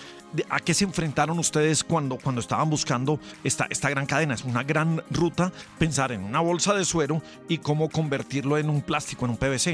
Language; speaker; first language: Spanish; native; Spanish